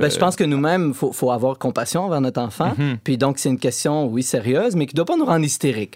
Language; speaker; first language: French; native; French